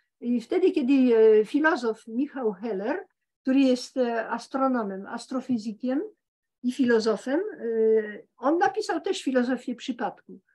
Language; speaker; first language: Polish; early bilingual, heritage; Polish